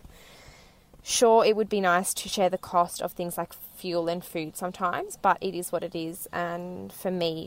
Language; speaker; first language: English; native; English